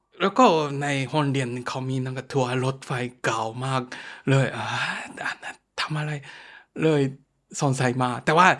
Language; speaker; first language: Thai; non-native, fluent; Japanese